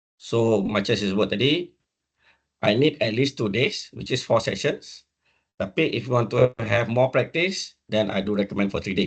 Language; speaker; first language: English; non-native, local second language; Malay